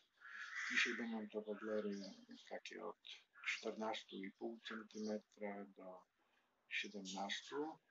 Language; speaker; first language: Polish; native; Polish